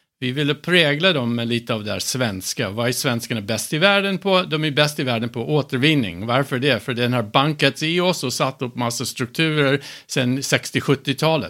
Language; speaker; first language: Swedish; non-native, fluent; English